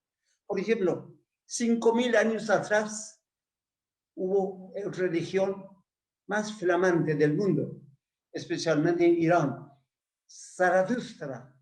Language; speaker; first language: Spanish; non-native, fluent; Persian